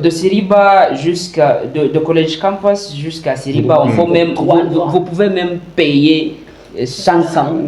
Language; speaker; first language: French; non-native, fluent; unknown